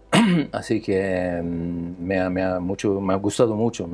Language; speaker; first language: Spanish; non-native, learner; Italian